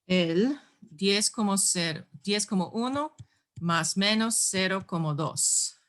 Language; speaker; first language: Spanish; non-native, fluent; English